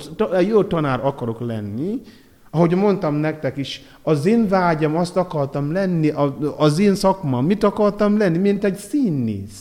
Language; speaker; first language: Hungarian; non-native, learner; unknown